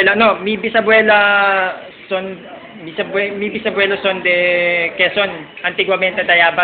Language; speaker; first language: Spanish; non-native, local second language; Filipino